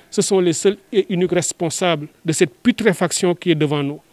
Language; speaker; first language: French; non-native, local second language; Wolof